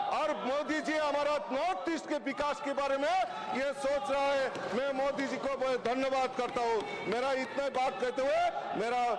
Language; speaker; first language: Hindi; non-native, local second language; Bangla